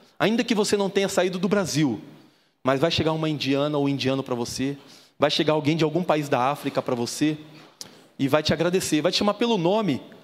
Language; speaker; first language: Portuguese; native; Portuguese